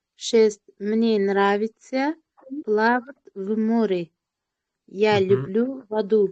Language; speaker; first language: Russian; non-native, learner; Uzbek